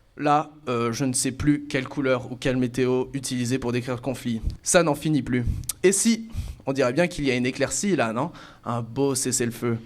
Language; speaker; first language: French; native; French